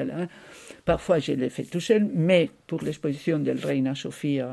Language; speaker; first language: French; non-native, fluent; Spanish